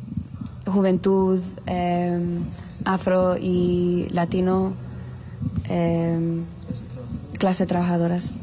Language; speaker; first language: Spanish; early bilingual, heritage; English